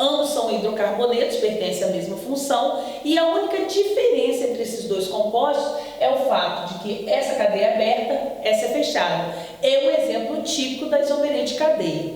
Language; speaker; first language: Portuguese; native; Portuguese